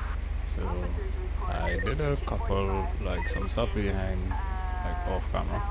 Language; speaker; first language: English; native; English